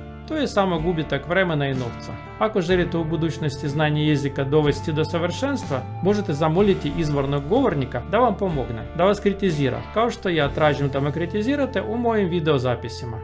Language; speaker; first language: Croatian; non-native, learner; Russian